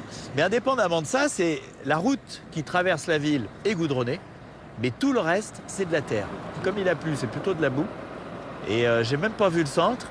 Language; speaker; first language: French; native; French